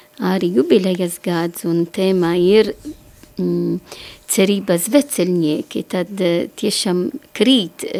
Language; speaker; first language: Latvian; non-native, learner; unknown